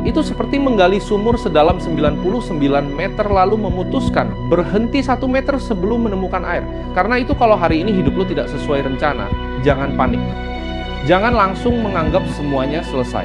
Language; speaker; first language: Indonesian; native; Indonesian